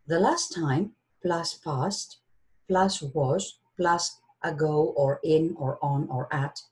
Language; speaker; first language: English; non-native, fluent; Greek